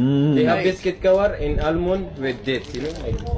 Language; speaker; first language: English; non-native, learner; Pashto